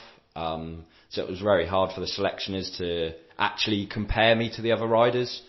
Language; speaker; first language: English; native; English